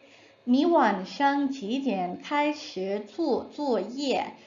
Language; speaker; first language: Chinese; non-native, fluent; English